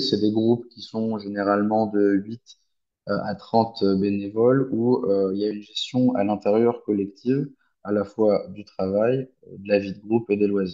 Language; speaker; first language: French; native; French